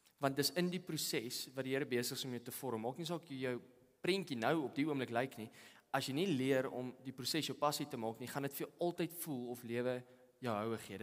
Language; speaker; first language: Afrikaans; native; Afrikaans